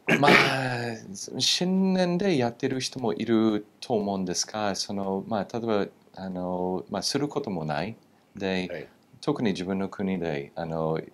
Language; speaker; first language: Japanese; non-native, fluent; English